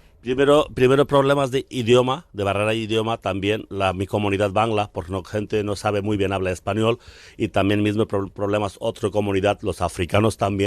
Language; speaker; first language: Spanish; non-native, learner; Bangla